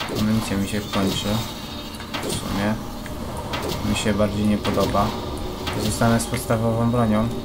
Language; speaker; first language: Polish; native; Polish